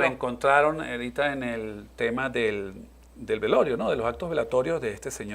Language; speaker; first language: Spanish; native; Spanish